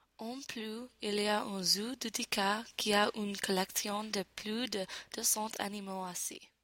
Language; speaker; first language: French; non-native, learner; English